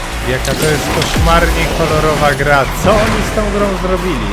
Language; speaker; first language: Polish; native; Polish